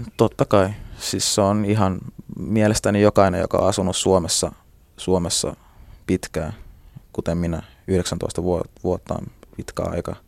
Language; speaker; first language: Finnish; early bilingual, other home language; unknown